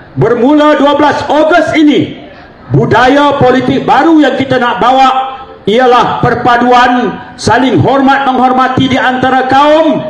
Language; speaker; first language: Malay; native; Malay